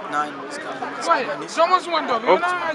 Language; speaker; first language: German; non-native, learner; French